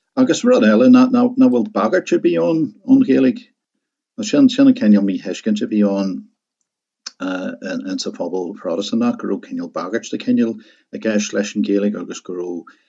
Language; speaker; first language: Irish; non-native, local second language; English